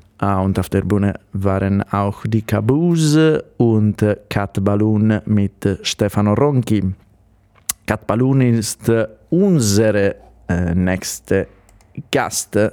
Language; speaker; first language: German; non-native, fluent; Italian